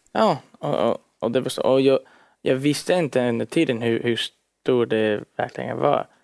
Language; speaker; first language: Swedish; early bilingual, heritage; Swedish